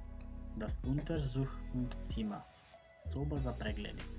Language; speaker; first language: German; non-native, fluent; Macedonian